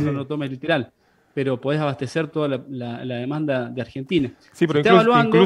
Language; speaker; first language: Spanish; native; Spanish